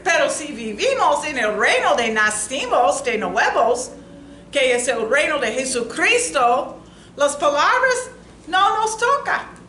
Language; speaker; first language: Spanish; non-native, learner; English